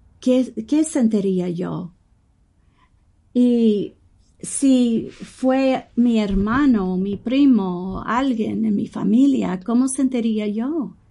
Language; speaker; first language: Spanish; non-native, fluent; English